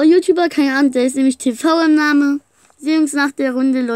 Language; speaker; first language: German; native; German